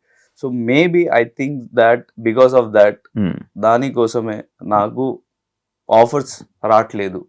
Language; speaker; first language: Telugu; non-native, learner; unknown